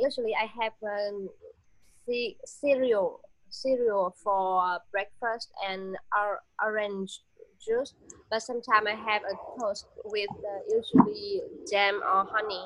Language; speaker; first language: English; non-native, learner; Vietnamese